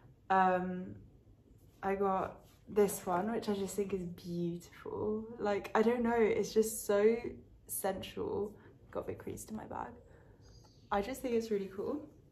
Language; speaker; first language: English; early bilingual, other home language; French